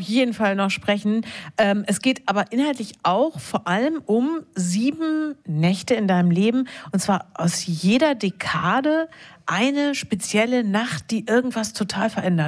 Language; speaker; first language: German; native; German